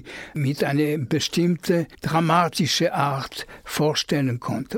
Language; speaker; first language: German; non-native, fluent; French